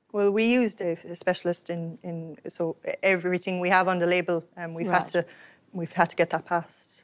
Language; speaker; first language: English; native; English